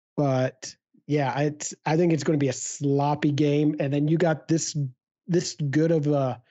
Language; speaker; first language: English; native; English